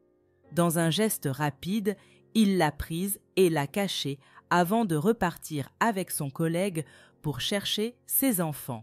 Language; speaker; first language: French; native; French